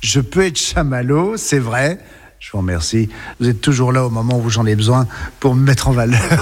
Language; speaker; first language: French; native; French